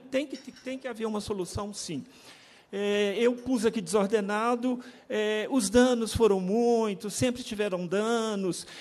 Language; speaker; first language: Portuguese; native; Portuguese